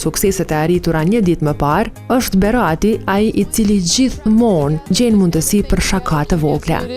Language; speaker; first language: Albanian; native; Albanian